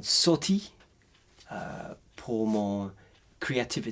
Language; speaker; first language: French; non-native, learner; English